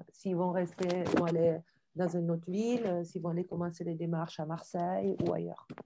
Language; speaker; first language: French; non-native, fluent; Italian